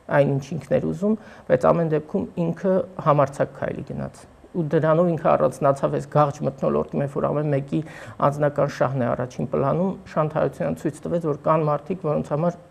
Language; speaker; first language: Armenian; native; Armenian